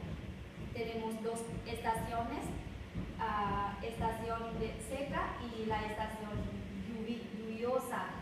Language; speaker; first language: Spanish; non-native, learner; Vietnamese